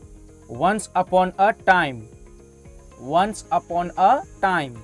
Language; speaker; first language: English; non-native, fluent; Hindi